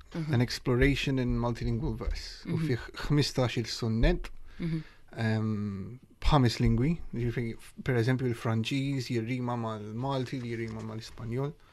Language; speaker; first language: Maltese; early bilingual, heritage; Maltese